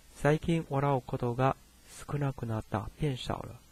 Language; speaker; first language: Japanese; non-native, fluent; Chinese